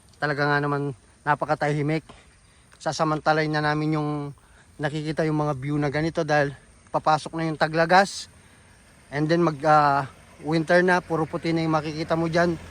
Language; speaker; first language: Filipino; non-native, local second language; Pampanga